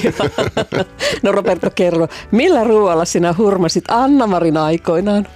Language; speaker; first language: Finnish; native; Finnish